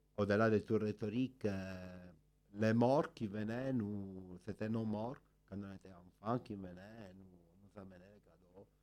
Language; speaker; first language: French; non-native, fluent; Italian